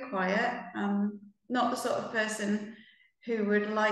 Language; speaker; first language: English; native; English